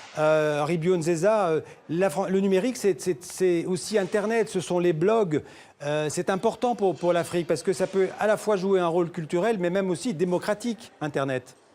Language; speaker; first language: French; native; French